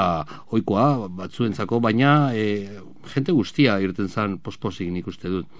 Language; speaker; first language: Basque; native; Basque